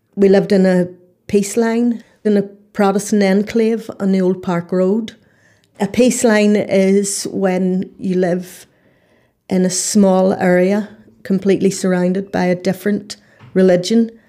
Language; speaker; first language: English; native; English